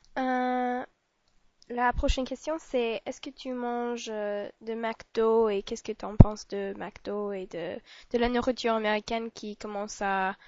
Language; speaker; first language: French; non-native, learner; English